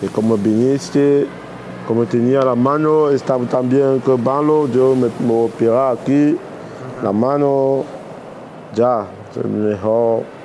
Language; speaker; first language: Spanish; non-native, learner; Arabic